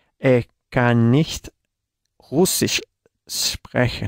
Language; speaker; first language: German; non-native, learner; Spanish